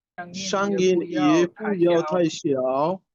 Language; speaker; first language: Chinese; non-native, learner; Bangla